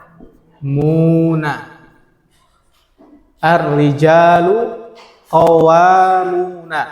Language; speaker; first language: Arabic; non-native, fluent; Indonesian